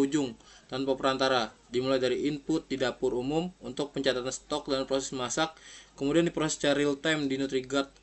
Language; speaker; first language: Indonesian; native; Indonesian